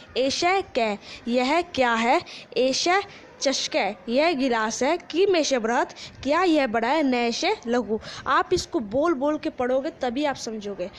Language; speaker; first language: Hindi; native; Hindi